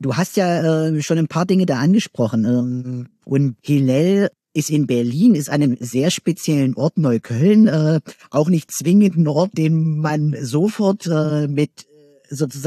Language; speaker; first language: German; native; German